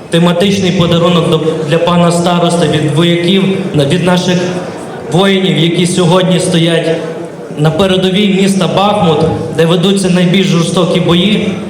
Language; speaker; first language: Ukrainian; native; Ukrainian